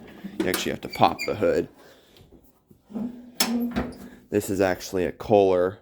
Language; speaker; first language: English; native; English